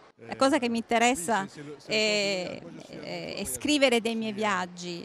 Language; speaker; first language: Italian; native; Italian